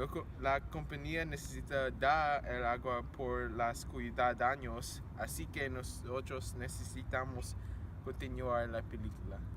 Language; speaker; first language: Spanish; non-native, learner; English